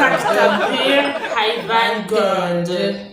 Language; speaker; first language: Turkish; non-native, learner; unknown